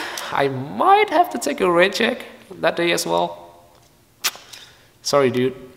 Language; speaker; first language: English; non-native, fluent; Vietnamese